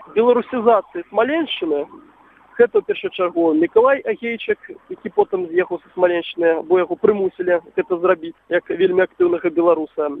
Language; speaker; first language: Belarusian; native; Belarusian